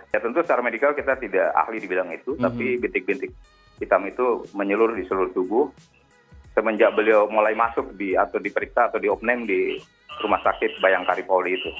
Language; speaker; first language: Indonesian; native; Indonesian